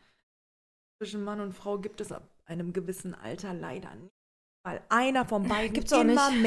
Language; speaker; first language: German; early bilingual, other home language; Turkish